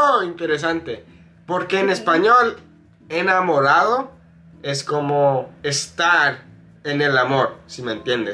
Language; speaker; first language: Spanish; non-native, fluent; English